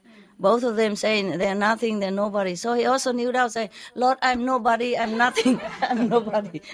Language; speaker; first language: English; non-native, fluent; Vietnamese